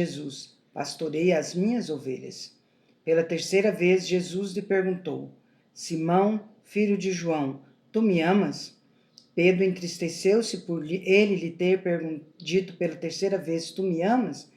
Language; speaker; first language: Portuguese; native; Portuguese